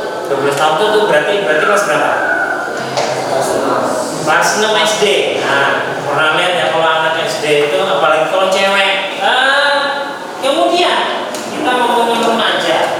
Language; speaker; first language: Indonesian; native; Indonesian